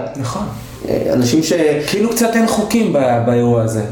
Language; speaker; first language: Hebrew; native; Hebrew